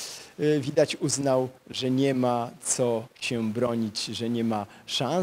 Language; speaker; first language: Polish; native; Polish